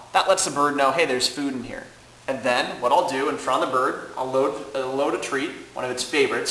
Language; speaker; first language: English; native; English